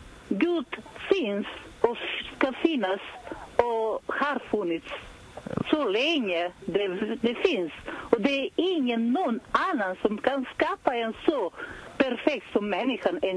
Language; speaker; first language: Swedish; non-native, fluent; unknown